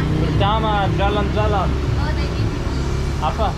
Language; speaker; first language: Indonesian; non-native, learner; German